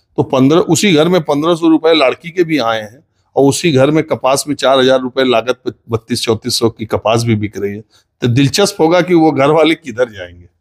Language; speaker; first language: Hindi; native; Hindi